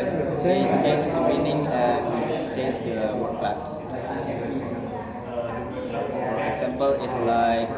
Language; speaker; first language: English; non-native, learner; Indonesian